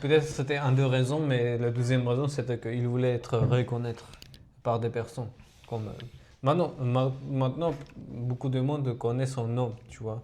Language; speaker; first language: French; non-native, fluent; Georgian